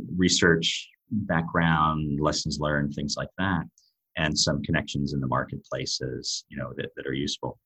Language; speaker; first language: English; native; English